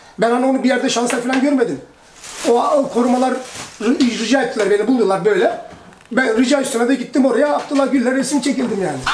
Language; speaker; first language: Turkish; early bilingual, heritage; Turkish